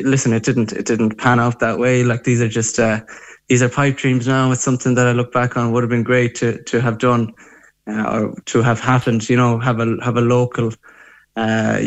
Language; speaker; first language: English; native; English